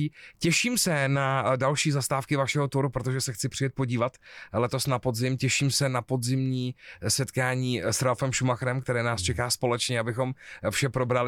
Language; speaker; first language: Czech; native; Czech